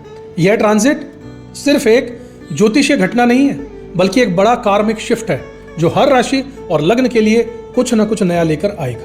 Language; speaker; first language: Hindi; native; Hindi